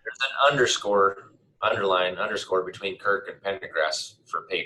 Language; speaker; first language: English; native; English